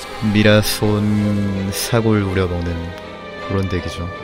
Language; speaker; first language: Korean; native; Korean